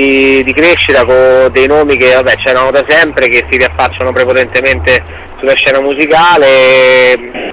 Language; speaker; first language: Italian; native; Italian